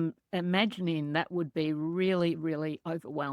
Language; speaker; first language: English; native; English